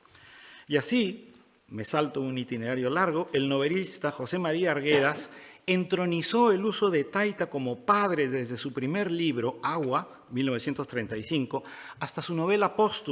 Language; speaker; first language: Spanish; native; Spanish